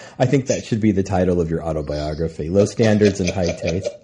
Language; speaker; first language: English; native; English